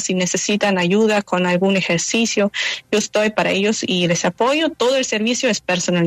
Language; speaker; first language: Spanish; non-native, fluent; German